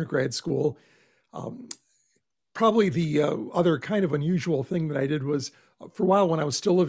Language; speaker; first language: English; native; English